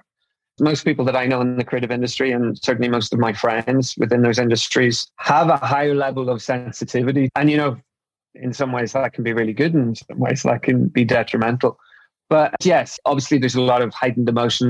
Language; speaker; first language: English; native; English